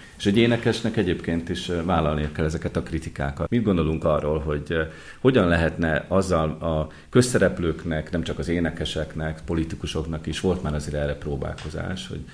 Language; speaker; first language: Hungarian; native; Hungarian